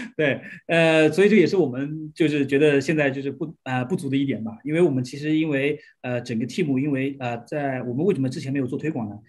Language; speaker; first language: Chinese; native; Chinese